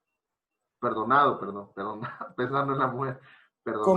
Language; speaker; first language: Spanish; native; Spanish